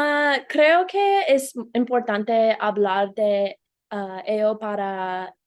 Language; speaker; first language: Spanish; non-native, learner; English